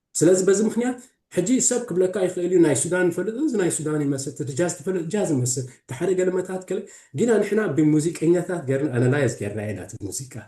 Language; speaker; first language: Tigrinya; early bilingual, heritage; Tigrinya